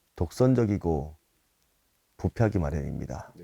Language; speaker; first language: Korean; native; Korean